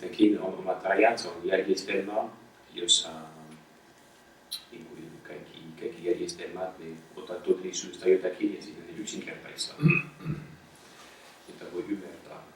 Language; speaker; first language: Finnish; non-native, fluent; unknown